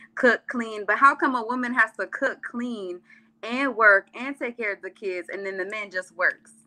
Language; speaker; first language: English; early bilingual, other home language; Arabic